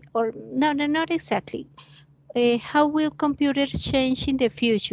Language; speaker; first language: English; non-native, learner; Spanish